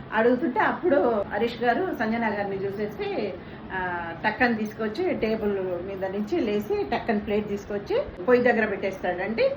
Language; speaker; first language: Telugu; non-native, local second language; Tamil